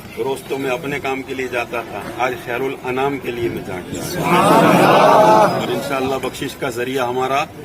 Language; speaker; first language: Urdu; non-native, local second language; Gujarati